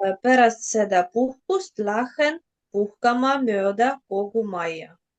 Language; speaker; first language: Estonian; non-native, learner; Russian